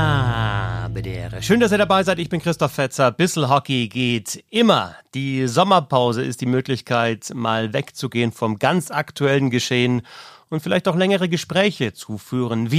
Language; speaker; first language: German; native; German